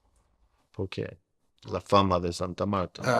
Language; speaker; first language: Spanish; early bilingual, heritage; Spanish